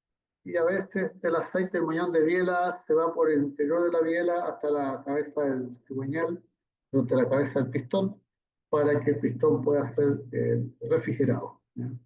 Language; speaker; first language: Spanish; native; Spanish